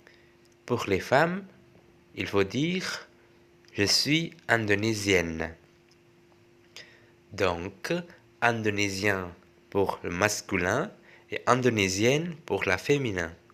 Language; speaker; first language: French; non-native, fluent; Indonesian